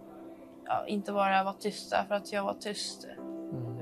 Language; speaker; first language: Swedish; early bilingual, other home language; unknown